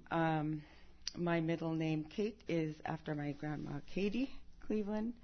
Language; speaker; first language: English; early bilingual, other home language; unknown